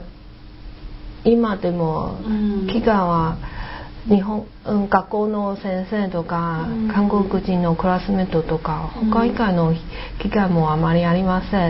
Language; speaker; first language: Japanese; non-native, learner; Chinese